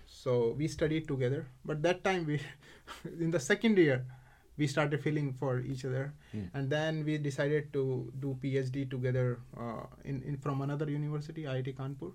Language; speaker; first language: English; non-native, local second language; Hindi